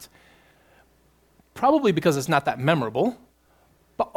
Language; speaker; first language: English; native; English